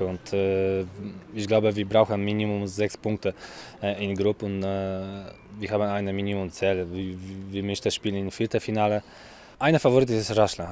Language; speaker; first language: German; non-native, learner; Polish